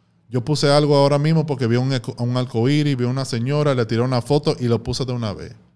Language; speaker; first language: Spanish; early bilingual, heritage; Spanish